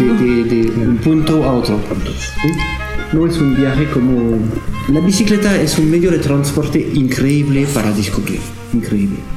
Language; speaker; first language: Spanish; non-native, learner; French